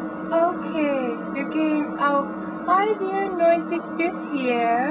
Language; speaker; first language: German; non-native, learner; English